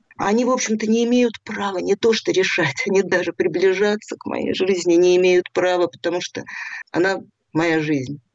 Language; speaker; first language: Russian; native; Russian